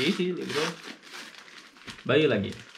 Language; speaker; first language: Spanish; non-native, learner; Indonesian